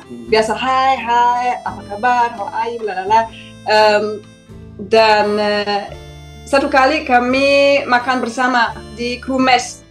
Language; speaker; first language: Indonesian; non-native, fluent; German